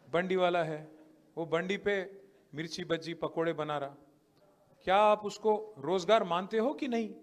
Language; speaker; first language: Hindi; non-native, local second language; Telugu